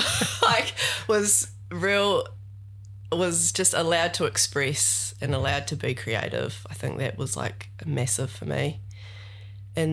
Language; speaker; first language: English; native; English